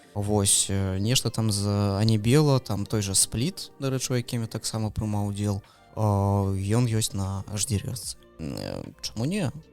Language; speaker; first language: Belarusian; non-native, local second language; Russian